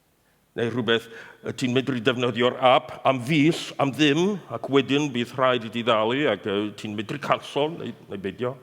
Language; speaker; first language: Welsh; non-native, fluent; English